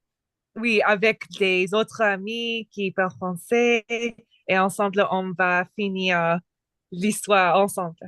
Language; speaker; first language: French; non-native, learner; English